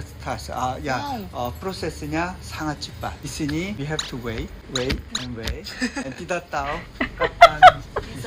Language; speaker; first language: Indonesian; non-native, learner; Korean